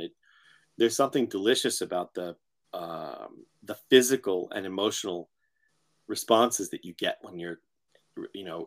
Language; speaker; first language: English; native; English